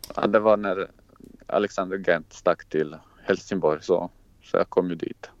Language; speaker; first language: Swedish; non-native, fluent; Croatian